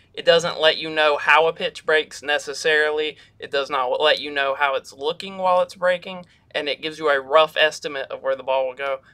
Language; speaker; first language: English; native; English